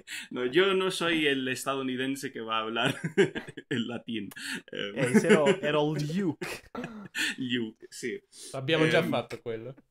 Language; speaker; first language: Spanish; non-native, fluent; English